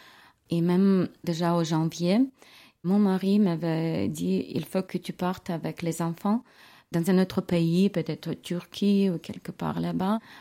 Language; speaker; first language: French; non-native, learner; Ukrainian